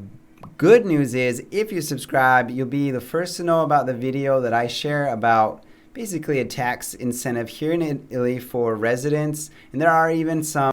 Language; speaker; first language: English; native; English